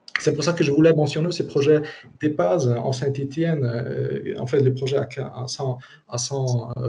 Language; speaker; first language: French; non-native, fluent; Polish